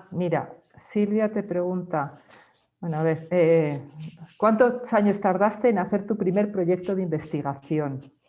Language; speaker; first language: Spanish; native; Spanish